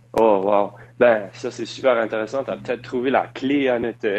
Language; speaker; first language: French; native; French